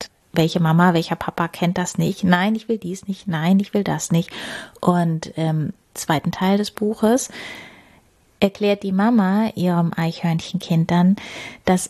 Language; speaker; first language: German; native; German